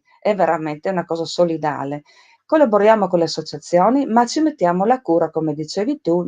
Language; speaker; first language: Italian; native; Italian